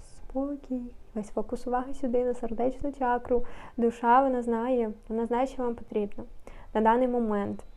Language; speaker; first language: Ukrainian; non-native, local second language; Russian